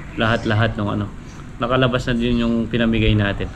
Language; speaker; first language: Filipino; native; Filipino